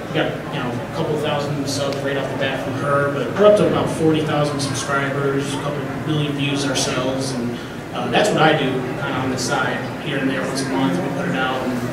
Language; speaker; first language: English; native; English